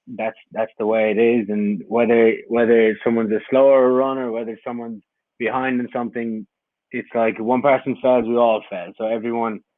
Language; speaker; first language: English; native; English